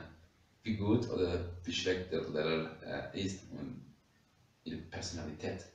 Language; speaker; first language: German; non-native, learner; Spanish